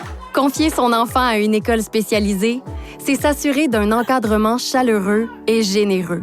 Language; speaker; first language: French; native; French